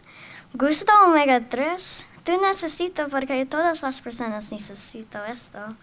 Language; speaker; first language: Spanish; non-native, learner; English